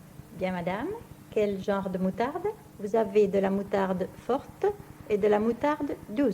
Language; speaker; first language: French; native; French